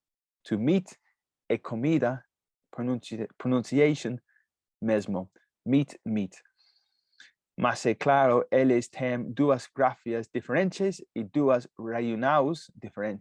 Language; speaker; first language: Portuguese; non-native, fluent; English